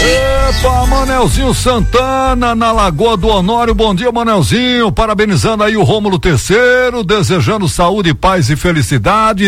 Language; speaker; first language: Portuguese; native; Portuguese